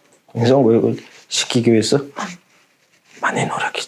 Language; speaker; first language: Korean; non-native, fluent; Mongolian